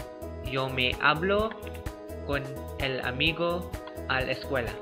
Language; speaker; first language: Spanish; non-native, learner; English